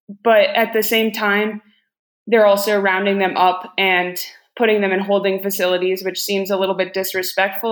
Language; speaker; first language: English; native; English